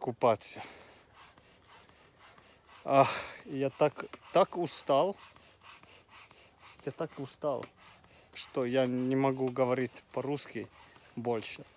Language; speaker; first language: Russian; non-native, learner; Finnish